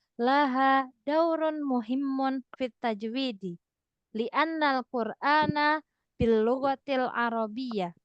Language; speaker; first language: Arabic; non-native, fluent; Indonesian